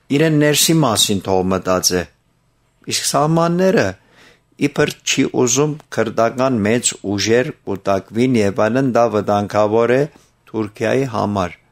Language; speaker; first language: Armenian; early bilingual, heritage; Armenian